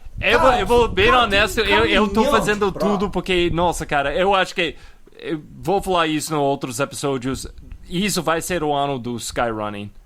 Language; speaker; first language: Portuguese; non-native, fluent; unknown